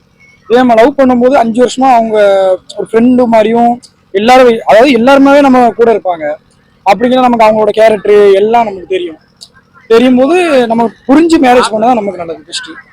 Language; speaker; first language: Tamil; native; Tamil